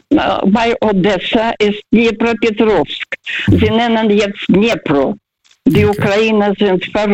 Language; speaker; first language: German; early bilingual, heritage; Russian